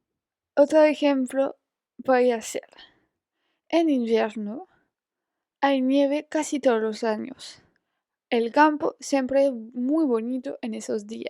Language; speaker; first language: Spanish; non-native, fluent; French